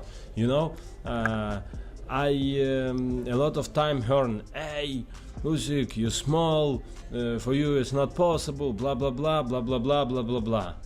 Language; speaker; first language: English; non-native, learner; Ukrainian